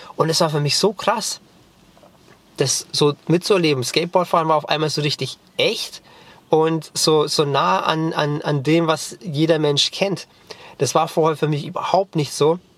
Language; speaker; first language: German; native; German